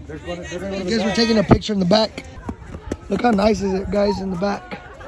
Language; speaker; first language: English; early bilingual, other home language; Spanish